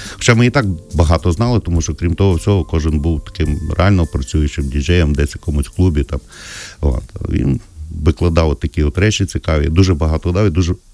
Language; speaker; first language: Ukrainian; native; Ukrainian